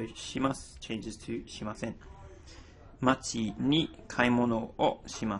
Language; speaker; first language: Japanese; non-native, fluent; English